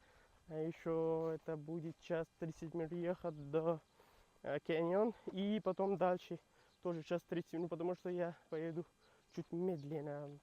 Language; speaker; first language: Russian; non-native, learner; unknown